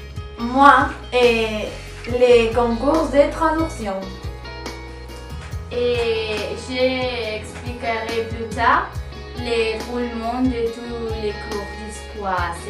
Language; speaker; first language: French; non-native, learner; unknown